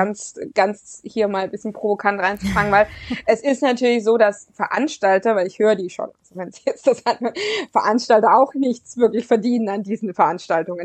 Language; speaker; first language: German; native; German